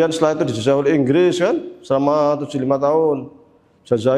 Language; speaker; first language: Indonesian; native; Indonesian